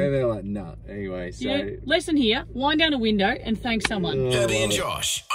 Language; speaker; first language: English; native; English